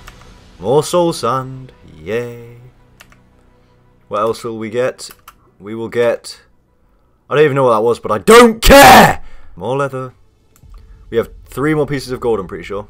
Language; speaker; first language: English; native; English